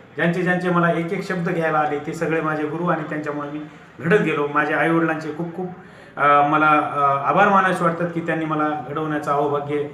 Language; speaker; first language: Marathi; non-native, local second language; Lambadi